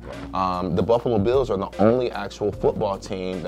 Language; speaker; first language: English; native; English